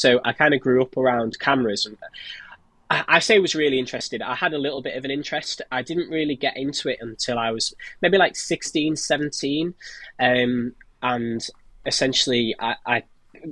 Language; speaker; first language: English; native; English